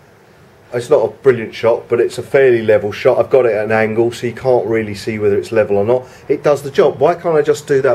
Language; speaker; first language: English; native; English